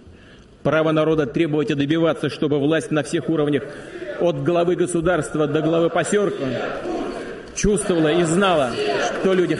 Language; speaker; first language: Russian; native; Russian